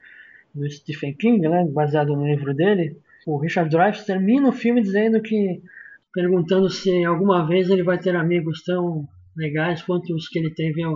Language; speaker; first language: Portuguese; native; Portuguese